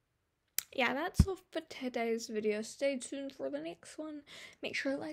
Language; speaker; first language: English; native; English